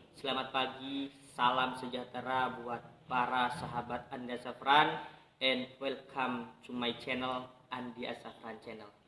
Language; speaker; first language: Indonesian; non-native, local second language; Madurese